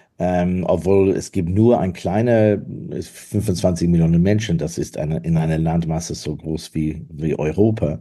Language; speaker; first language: German; non-native, fluent; English